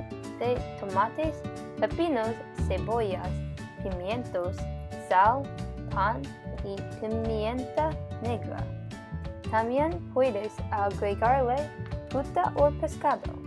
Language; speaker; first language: Spanish; non-native, learner; English